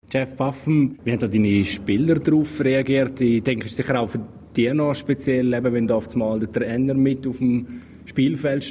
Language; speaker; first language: German; native; German